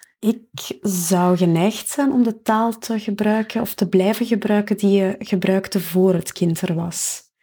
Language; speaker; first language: Dutch; native; Dutch